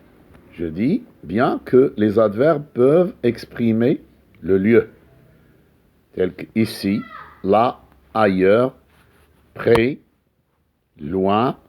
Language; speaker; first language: French; non-native, local second language; Arabic